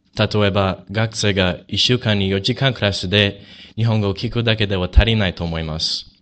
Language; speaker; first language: Japanese; non-native, learner; English